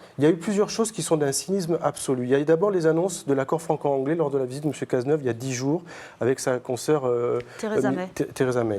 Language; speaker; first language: French; native; French